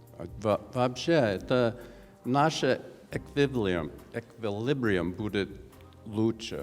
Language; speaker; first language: Russian; non-native, learner; English